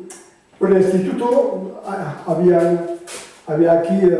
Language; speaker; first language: Spanish; non-native, fluent; French